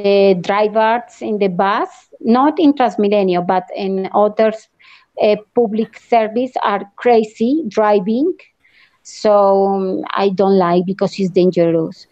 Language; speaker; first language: English; non-native, learner; Spanish